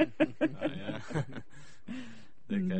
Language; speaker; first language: Danish; early bilingual, heritage; Hebrew